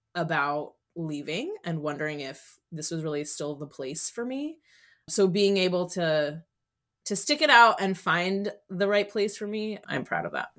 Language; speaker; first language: English; native; English